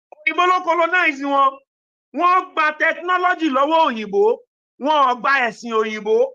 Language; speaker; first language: Yoruba; native; Yoruba